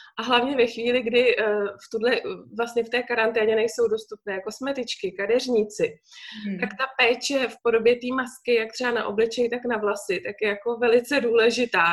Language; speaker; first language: Czech; native; Czech